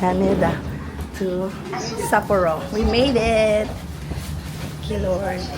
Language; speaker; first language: English; non-native, local second language; Filipino